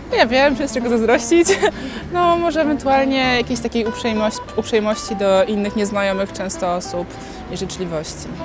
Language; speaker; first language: Polish; native; Polish